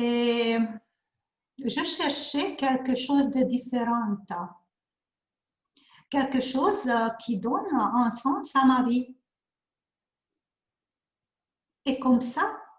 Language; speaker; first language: French; non-native, learner; Hungarian